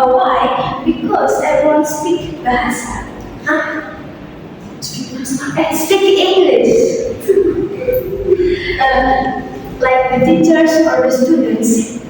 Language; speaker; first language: English; non-native, learner; Indonesian